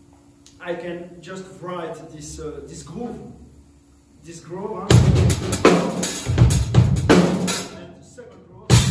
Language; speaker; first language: English; non-native, learner; French